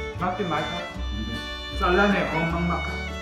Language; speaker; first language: Thai; non-native, learner; Korean